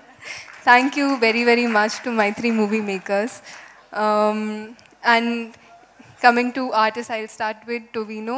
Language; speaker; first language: Telugu; non-native, fluent; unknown